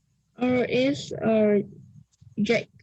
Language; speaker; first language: English; non-native, learner; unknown